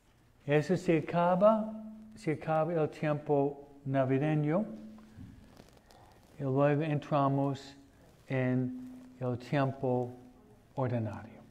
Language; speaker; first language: Spanish; non-native, fluent; English